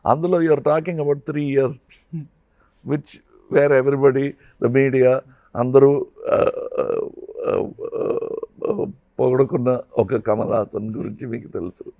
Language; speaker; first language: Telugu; non-native, local second language; Tamil